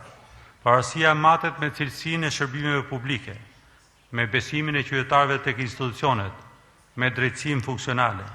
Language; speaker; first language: Albanian; native; Albanian